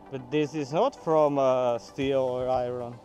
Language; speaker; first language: English; non-native, learner; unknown